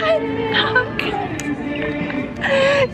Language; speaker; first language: English; native; English